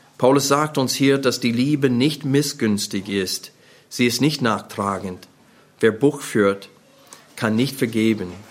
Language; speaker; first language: German; non-native, fluent; English